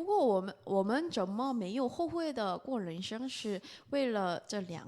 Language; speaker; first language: Chinese; non-native, fluent; Korean